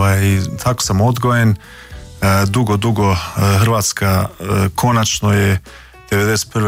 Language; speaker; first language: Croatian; early bilingual, heritage; Croatian